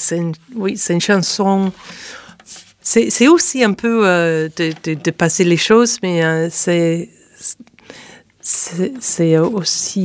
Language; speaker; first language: French; non-native, fluent; English